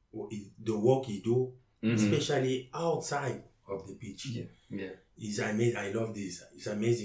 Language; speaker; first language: English; non-native, learner; French